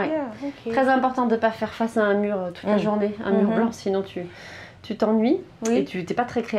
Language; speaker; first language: French; native; French